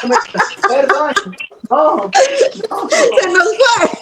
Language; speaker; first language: Spanish; native; Spanish